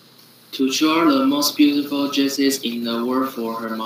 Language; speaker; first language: English; non-native, learner; Chinese